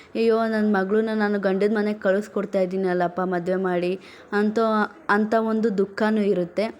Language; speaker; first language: Kannada; non-native, local second language; Lambadi